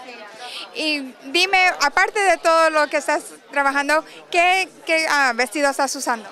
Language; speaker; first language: Spanish; early bilingual, heritage; Spanish